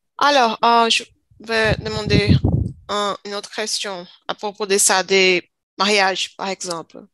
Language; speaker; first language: French; non-native, learner; Portuguese